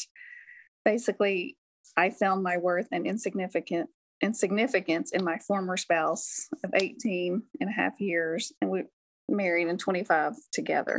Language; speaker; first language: English; native; English